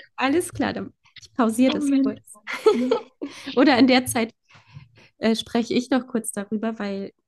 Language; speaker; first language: German; early bilingual, other home language; Polish